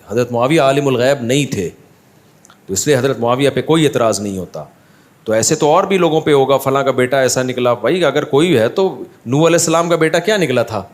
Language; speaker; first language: Urdu; native; Urdu